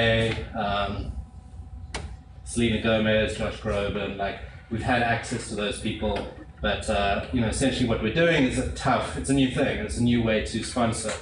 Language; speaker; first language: English; native; English